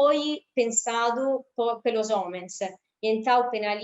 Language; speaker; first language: Portuguese; non-native, fluent; Italian